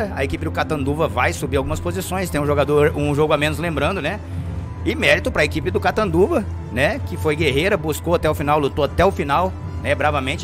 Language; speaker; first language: Portuguese; native; Portuguese